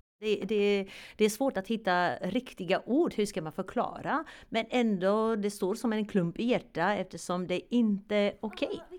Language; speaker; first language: Swedish; non-native, learner; Macedonian